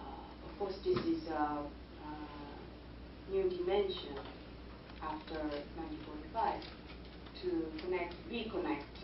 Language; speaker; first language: English; non-native, fluent; Japanese